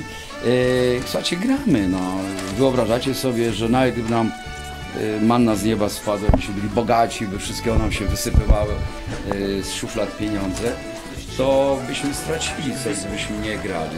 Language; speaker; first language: Polish; native; Polish